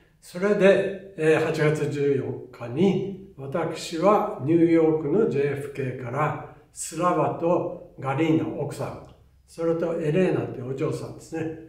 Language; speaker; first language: Japanese; native; Japanese